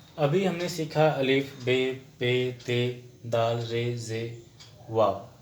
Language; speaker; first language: Hindi; native; Hindi